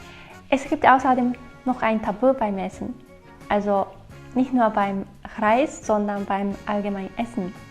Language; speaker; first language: German; non-native, fluent; Japanese